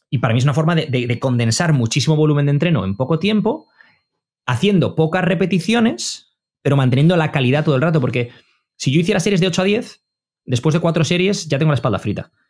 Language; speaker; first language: Spanish; native; Spanish